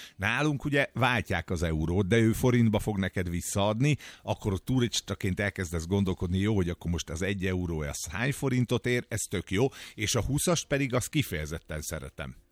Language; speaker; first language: Hungarian; native; Hungarian